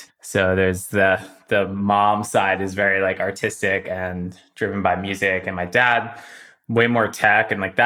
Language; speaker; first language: English; native; English